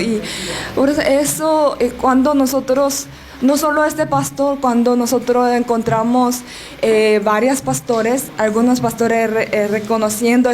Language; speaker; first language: Spanish; non-native, learner; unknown